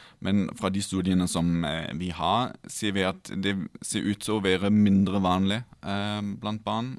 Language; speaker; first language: Norwegian; non-native, fluent; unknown